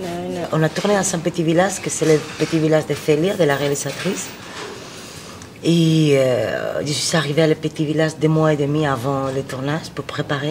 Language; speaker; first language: French; non-native, fluent; Spanish